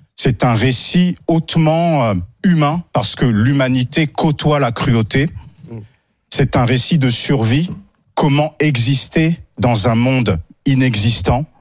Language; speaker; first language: French; native; French